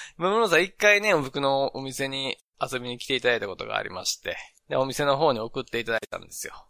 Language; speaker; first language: Japanese; native; Japanese